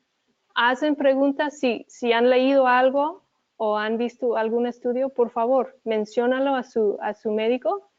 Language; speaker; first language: Spanish; early bilingual, heritage; Spanish